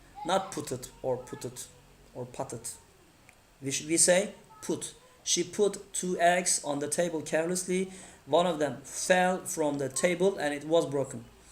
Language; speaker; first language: English; non-native, fluent; Turkish